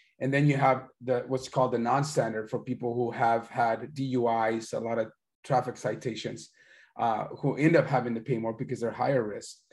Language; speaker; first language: English; early bilingual, other home language; Spanish